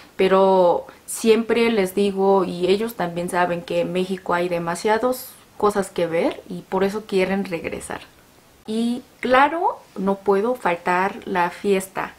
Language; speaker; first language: Spanish; non-native, learner; Korean